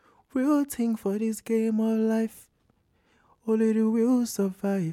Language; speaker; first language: English; non-native, local second language; Yoruba